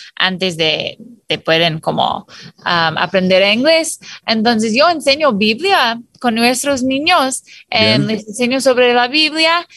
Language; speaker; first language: Spanish; non-native, fluent; English